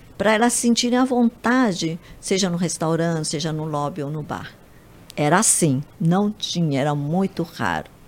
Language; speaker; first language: Portuguese; early bilingual, other home language; Japanese